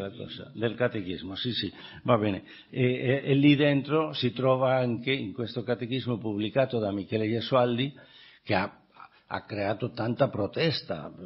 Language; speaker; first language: Italian; non-native, fluent; Spanish